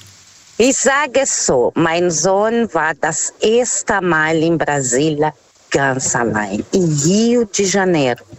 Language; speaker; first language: German; non-native, fluent; Portuguese